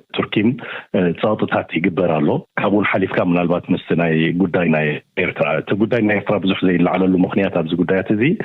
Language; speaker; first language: Tigrinya; native; Tigrinya